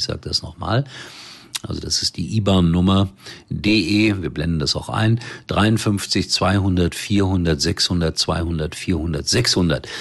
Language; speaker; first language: German; native; German